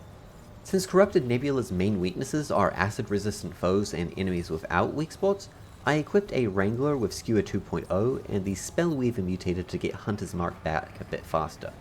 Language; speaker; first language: English; native; English